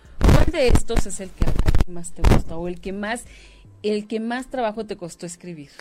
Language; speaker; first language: Spanish; native; Spanish